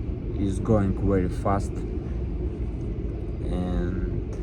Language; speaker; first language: English; non-native, learner; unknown